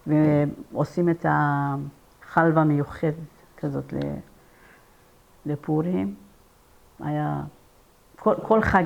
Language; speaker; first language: Hebrew; non-native, fluent; Persian